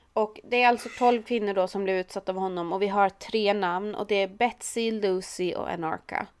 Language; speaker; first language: Swedish; native; Swedish